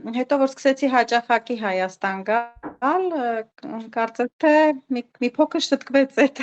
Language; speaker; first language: Armenian; native; Armenian